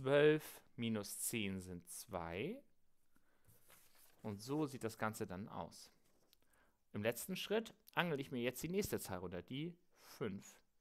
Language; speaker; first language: German; native; German